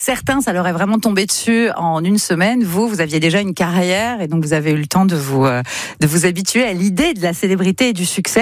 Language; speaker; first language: French; native; French